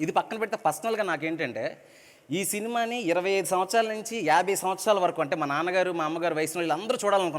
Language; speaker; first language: Telugu; native; Telugu